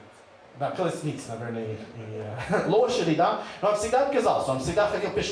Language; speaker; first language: Russian; non-native, fluent; English